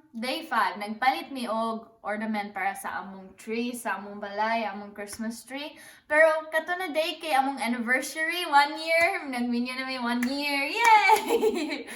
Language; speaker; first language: Cebuano; non-native, local second language; English